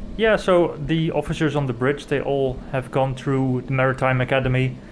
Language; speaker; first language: English; non-native, fluent; Dutch